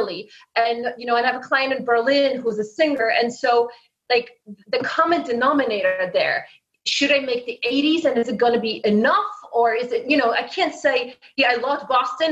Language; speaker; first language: English; non-native, fluent; Polish